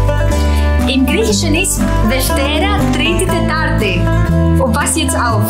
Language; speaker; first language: German; non-native, fluent; Greek